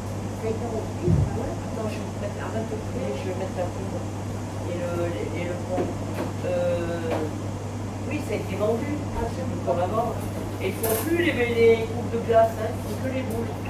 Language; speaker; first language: French; native; French